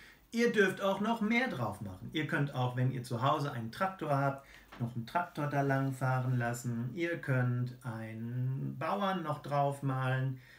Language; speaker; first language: German; native; German